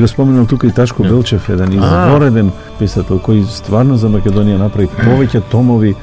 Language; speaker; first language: Macedonian; native; Macedonian